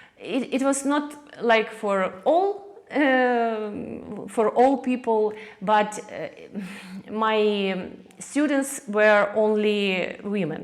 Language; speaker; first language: English; non-native, learner; Russian